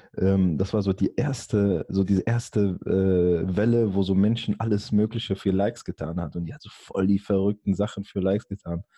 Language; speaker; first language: German; early bilingual, other home language; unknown